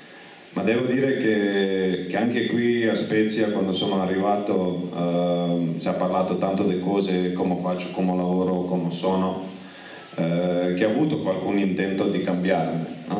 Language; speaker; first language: Italian; non-native, fluent; Croatian